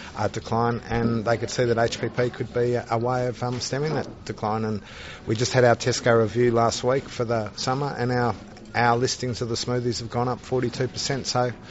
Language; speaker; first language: English; native; English